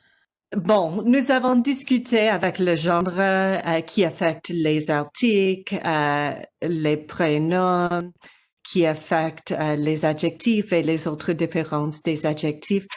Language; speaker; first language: French; non-native, learner; English